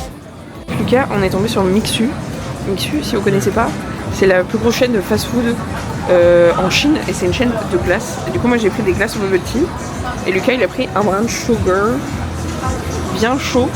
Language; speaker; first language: French; native; French